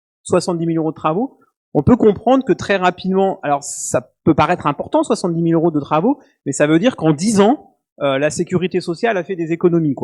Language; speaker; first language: French; native; French